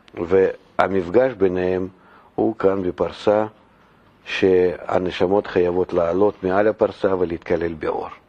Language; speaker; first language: Hebrew; non-native, fluent; Russian